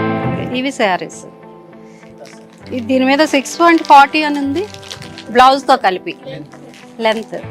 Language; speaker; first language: Telugu; native; Telugu